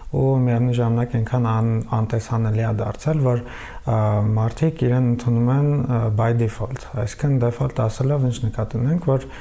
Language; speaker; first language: Armenian; native; Armenian